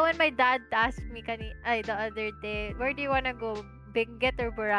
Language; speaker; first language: English; non-native, local second language; Filipino